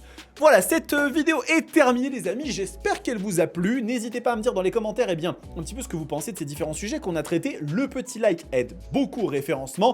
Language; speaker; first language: French; native; French